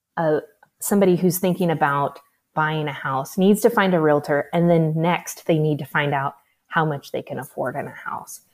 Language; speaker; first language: English; native; English